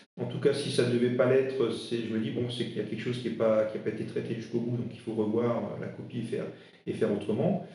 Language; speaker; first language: French; non-native, local second language; Swiss German